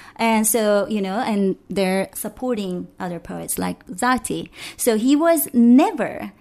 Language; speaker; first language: English; non-native, fluent; Turkish